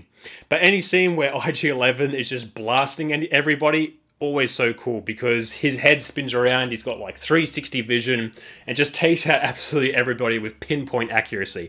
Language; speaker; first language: English; native; English